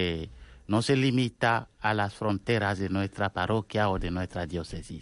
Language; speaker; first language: Spanish; non-native, fluent; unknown